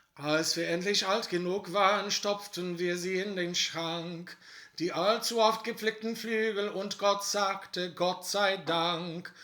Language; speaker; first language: German; non-native, fluent; English